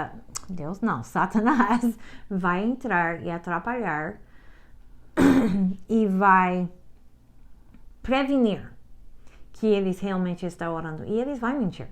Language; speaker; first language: Portuguese; non-native, learner; English